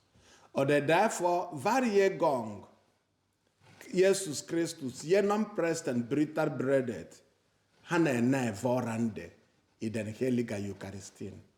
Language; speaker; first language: Swedish; non-native, fluent; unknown